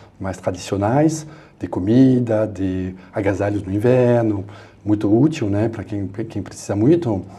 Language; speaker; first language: Portuguese; non-native, fluent; French